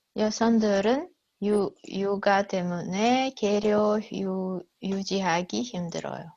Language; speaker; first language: Korean; non-native, learner; Russian